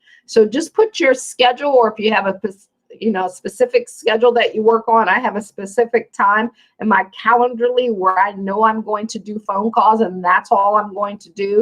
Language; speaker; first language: English; native; English